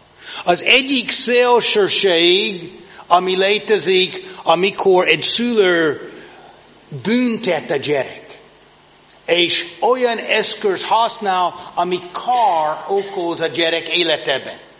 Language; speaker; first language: Hungarian; non-native, learner; English